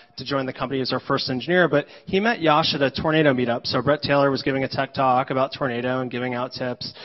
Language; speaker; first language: English; native; English